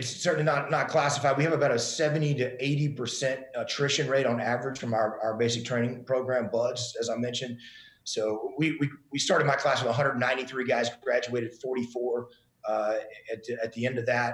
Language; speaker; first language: English; native; English